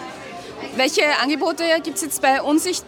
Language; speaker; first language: German; native; German